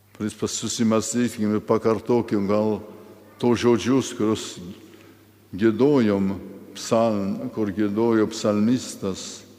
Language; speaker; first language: Lithuanian; early bilingual, heritage; Lithuanian